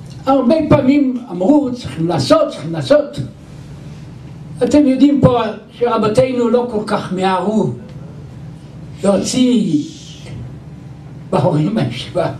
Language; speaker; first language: Hebrew; non-native, local second language; Yiddish